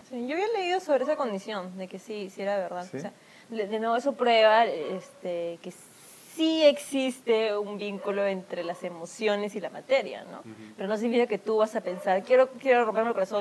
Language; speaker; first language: Spanish; native; Spanish